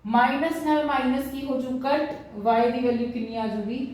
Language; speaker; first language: Hindi; non-native, local second language; Punjabi